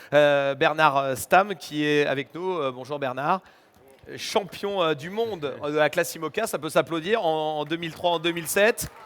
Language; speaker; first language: French; native; French